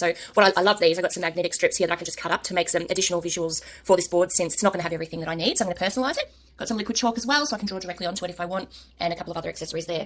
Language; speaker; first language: English; native; English